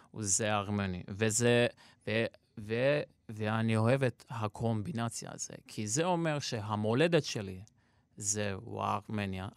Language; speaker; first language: Hebrew; non-native, local second language; Armenian